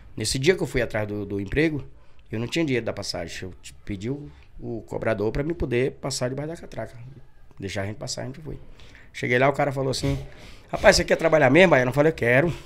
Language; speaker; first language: Portuguese; native; Portuguese